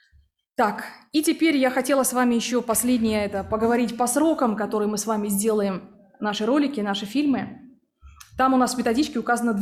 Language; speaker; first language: Russian; native; Russian